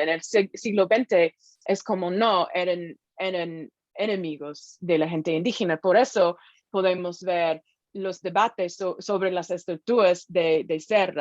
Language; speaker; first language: Spanish; non-native, fluent; English